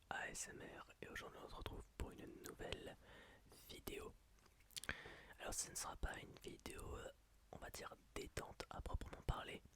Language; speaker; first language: French; native; French